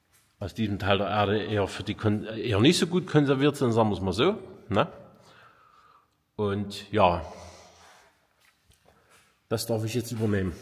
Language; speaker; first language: German; native; German